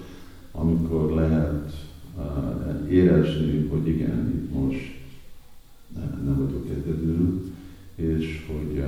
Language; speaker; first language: Hungarian; native; Hungarian